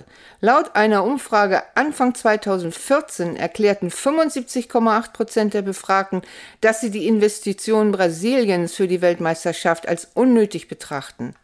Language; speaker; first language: German; native; German